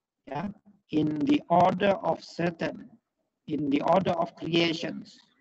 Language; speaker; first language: English; non-native, fluent; Indonesian